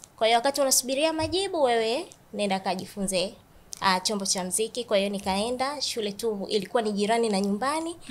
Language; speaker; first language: Swahili; native; Swahili